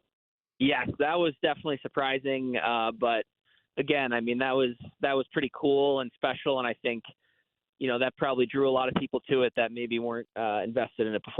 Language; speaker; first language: English; native; English